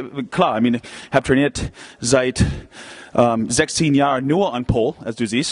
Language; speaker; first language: German; non-native, learner; English